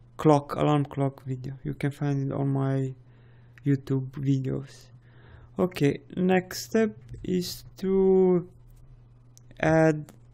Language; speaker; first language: English; non-native, fluent; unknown